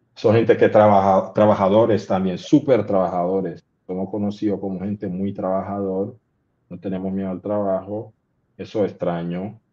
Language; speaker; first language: Spanish; non-native, local second language; English